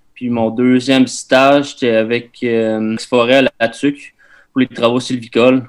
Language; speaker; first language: French; native; French